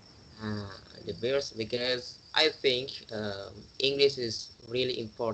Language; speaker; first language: English; non-native, learner; Indonesian